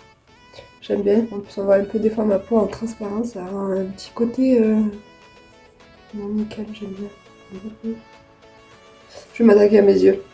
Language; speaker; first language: French; native; French